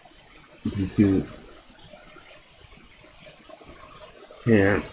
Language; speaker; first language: English; native; English